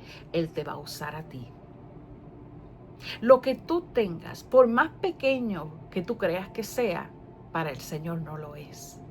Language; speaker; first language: Spanish; native; Spanish